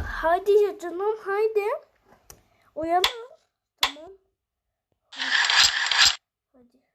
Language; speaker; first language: Turkish; early bilingual, heritage; Turkish